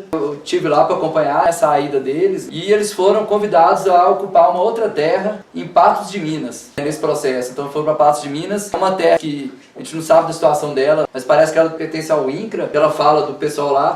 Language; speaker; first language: Portuguese; native; Portuguese